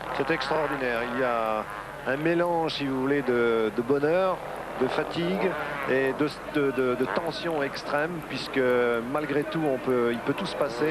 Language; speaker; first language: French; native; French